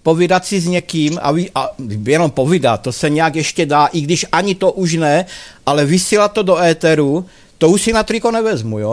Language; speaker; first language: Czech; native; Czech